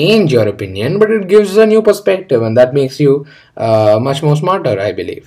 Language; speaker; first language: English; non-native, local second language; Hindi